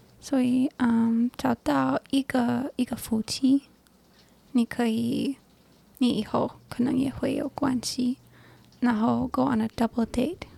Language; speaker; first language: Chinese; non-native, learner; English